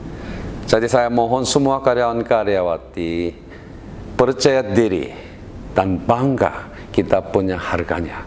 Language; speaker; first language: Indonesian; non-native, learner; Korean